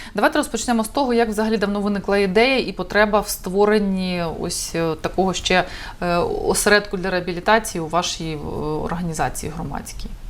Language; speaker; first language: Ukrainian; native; Ukrainian